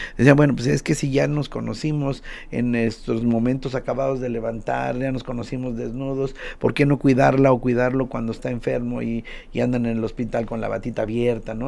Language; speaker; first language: Spanish; native; Spanish